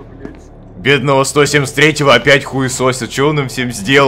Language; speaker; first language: Russian; native; Russian